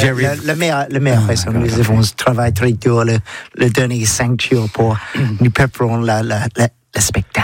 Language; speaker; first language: French; non-native, learner; English